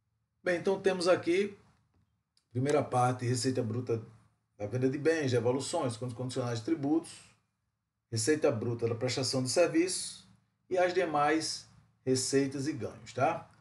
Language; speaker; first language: Portuguese; native; Portuguese